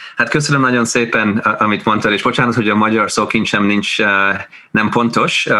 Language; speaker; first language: Hungarian; early bilingual, heritage; Hungarian